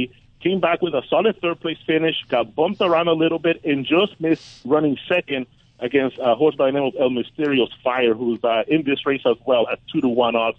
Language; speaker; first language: English; native; English